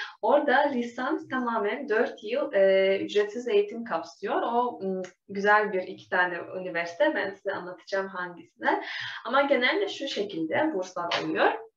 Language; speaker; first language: Turkish; non-native, fluent; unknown